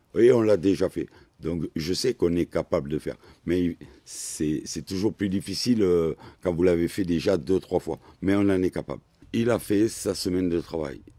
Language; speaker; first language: French; native; French